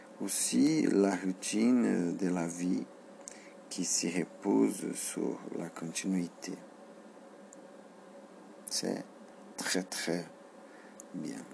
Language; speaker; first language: French; non-native, learner; Portuguese